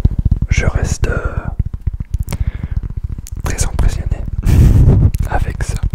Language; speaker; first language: French; non-native, learner; English